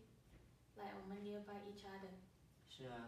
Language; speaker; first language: Chinese; early bilingual, heritage; Chinese